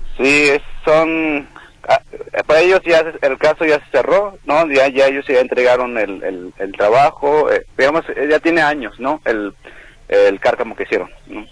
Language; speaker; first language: Spanish; non-native, local second language; Nahuatl languages